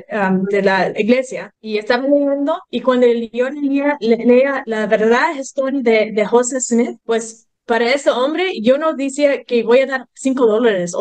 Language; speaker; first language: Spanish; early bilingual, heritage; English